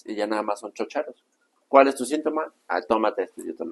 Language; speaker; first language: Spanish; native; Spanish